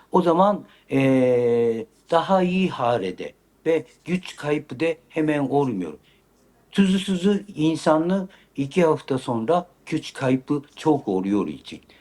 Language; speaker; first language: Turkish; non-native, learner; Japanese